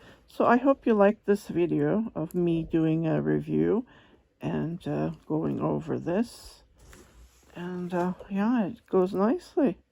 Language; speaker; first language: English; non-native, fluent; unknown